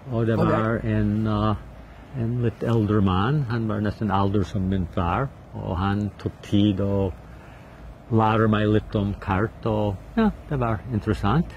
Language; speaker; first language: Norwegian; non-native, learner; English